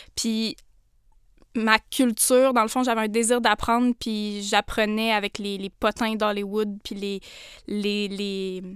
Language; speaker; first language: French; native; French